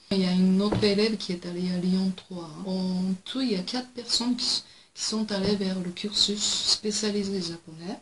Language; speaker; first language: French; non-native, fluent; Japanese